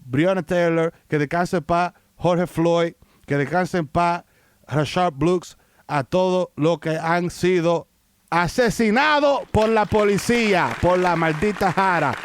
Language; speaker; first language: Spanish; early bilingual, heritage; Spanish